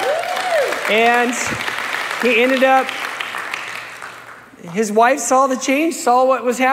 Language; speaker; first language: English; native; English